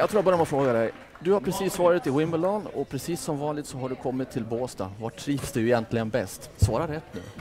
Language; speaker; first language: Swedish; native; Swedish